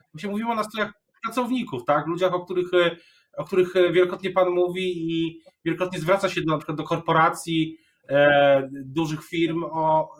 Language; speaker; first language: Polish; native; Polish